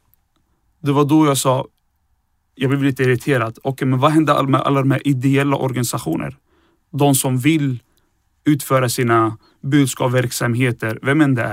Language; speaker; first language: Swedish; early bilingual, other home language; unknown